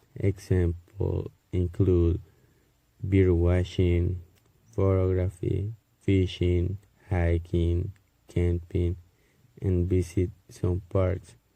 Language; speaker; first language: English; non-native, learner; Spanish